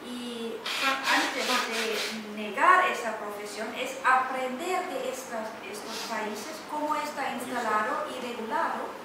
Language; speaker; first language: Spanish; non-native, fluent; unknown